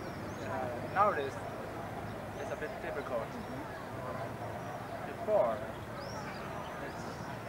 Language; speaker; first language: English; non-native, learner; Chinese